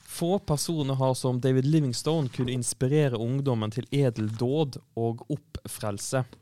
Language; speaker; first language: Norwegian; native; Norwegian